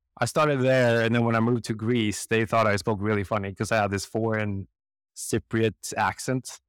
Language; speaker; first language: English; non-native, fluent; Swedish